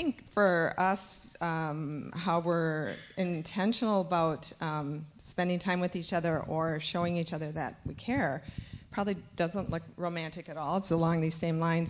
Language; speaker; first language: English; native; English